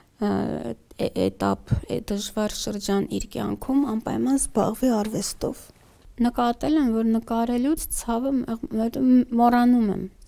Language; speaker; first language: Armenian; native; Armenian